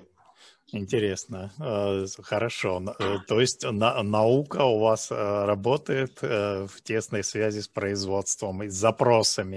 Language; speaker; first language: Russian; native; Russian